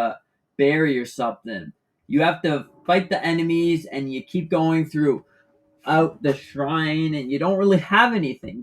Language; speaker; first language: English; native; English